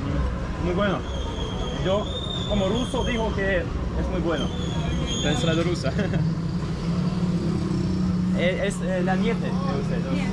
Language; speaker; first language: Spanish; non-native, fluent; Russian